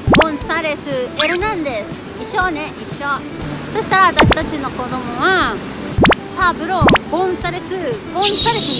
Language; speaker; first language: Japanese; non-native, learner; Spanish